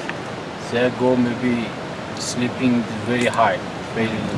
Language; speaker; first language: English; non-native, learner; Tajik